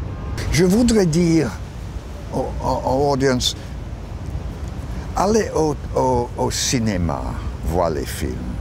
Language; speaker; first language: French; non-native, learner; English